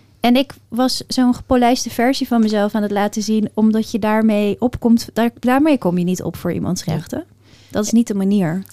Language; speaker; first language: Dutch; early bilingual, other home language; Persian